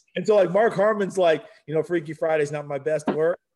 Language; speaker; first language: English; native; English